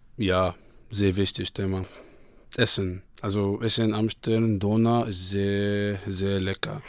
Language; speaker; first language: German; non-native, learner; Arabic